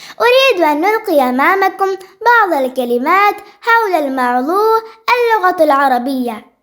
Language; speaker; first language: Arabic; non-native, learner; Malayalam